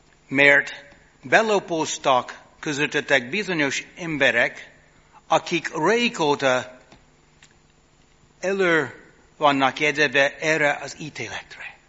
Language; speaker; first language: Hungarian; non-native, fluent; English